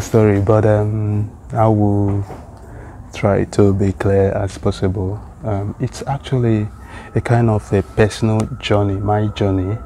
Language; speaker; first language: English; non-native, local second language; Igbo